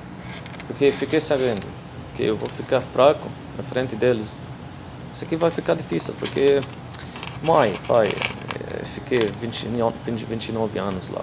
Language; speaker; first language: Portuguese; non-native, learner; Arabic